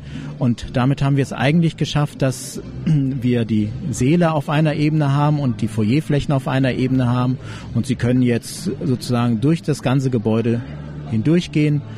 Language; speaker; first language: German; native; German